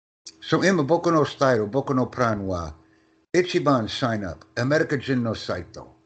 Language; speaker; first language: Japanese; non-native, learner; English